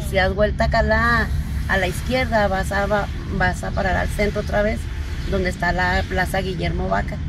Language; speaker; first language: Spanish; native; Spanish